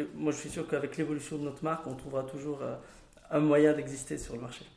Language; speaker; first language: French; non-native, local second language; Arabic